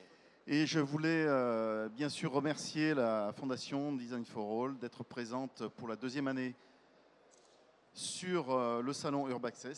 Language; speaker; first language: French; native; French